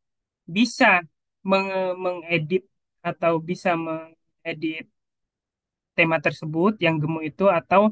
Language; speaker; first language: Indonesian; native; Indonesian